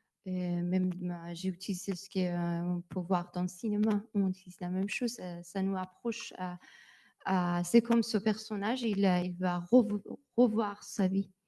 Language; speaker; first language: French; non-native, learner; Persian